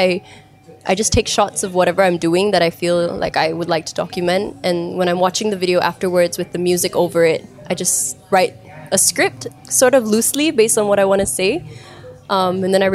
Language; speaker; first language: English; native; English